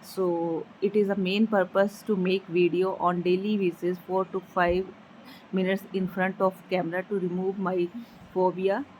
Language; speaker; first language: English; non-native, learner; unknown